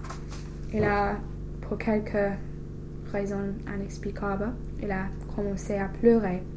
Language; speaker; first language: French; non-native, learner; English